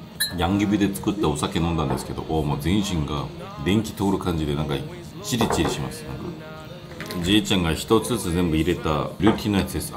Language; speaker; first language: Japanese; non-native, fluent; Korean